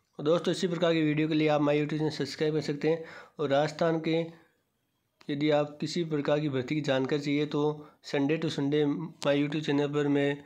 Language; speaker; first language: Hindi; native; Hindi